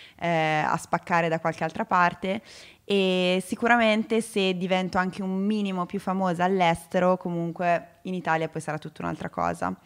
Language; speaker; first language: Italian; native; Italian